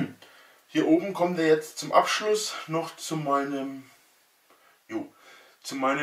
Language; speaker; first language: German; native; German